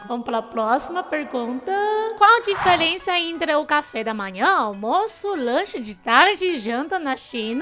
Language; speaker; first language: Portuguese; non-native, fluent; Chinese